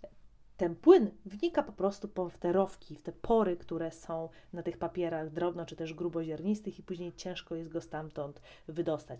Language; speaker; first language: Polish; native; Polish